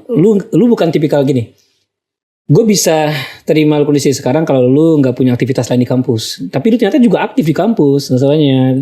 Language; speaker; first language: Indonesian; native; Indonesian